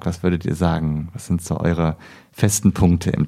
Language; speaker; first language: German; native; German